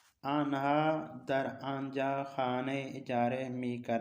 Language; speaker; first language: Persian; non-native, fluent; Urdu